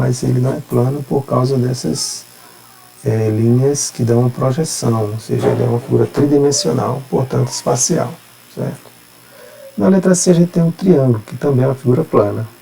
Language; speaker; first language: Portuguese; native; Portuguese